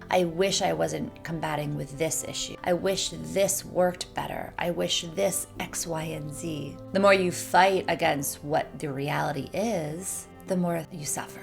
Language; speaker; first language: English; native; English